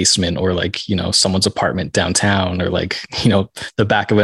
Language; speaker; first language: English; native; English